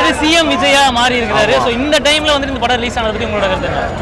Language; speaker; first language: Tamil; native; Tamil